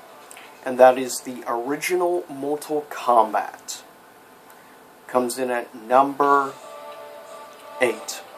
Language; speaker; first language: English; native; English